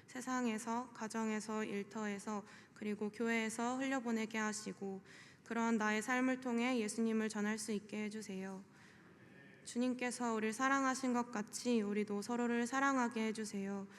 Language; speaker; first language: Korean; native; Korean